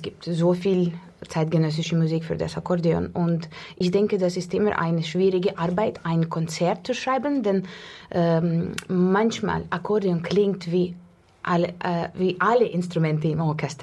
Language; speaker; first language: German; non-native, fluent; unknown